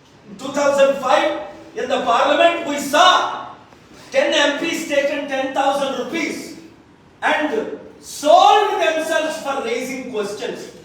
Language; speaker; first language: English; non-native, local second language; Telugu